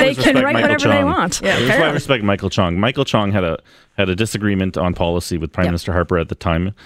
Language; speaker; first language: English; native; English